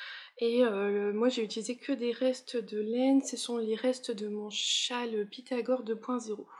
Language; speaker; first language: French; native; French